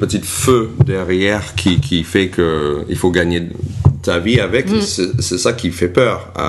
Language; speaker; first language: French; non-native, fluent; English